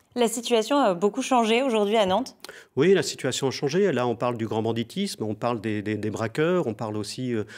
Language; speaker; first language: French; native; French